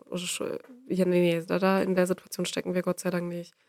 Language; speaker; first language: German; native; German